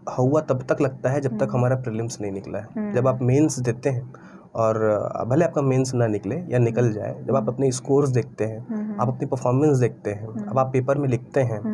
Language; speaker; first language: Hindi; native; Hindi